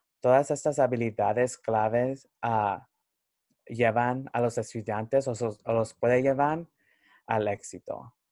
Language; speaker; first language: Spanish; early bilingual, heritage; Spanish